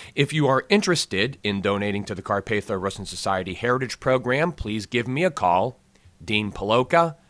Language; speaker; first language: English; native; English